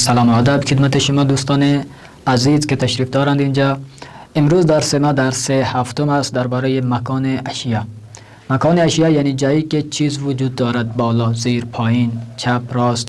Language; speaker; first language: Persian; non-native, fluent; Urdu